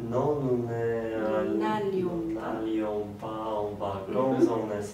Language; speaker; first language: French; non-native, learner; Polish